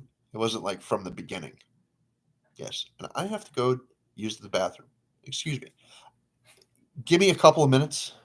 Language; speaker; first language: English; native; English